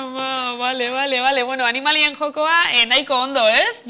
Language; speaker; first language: Basque; native; Basque